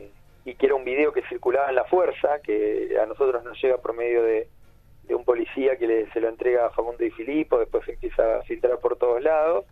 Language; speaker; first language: Spanish; native; Spanish